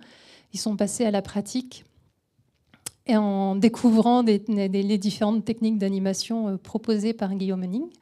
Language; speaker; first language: French; native; French